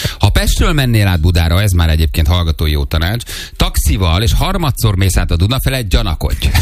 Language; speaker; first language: Hungarian; native; Hungarian